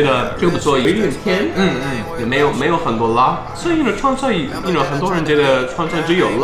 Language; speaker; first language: Chinese; non-native, fluent; English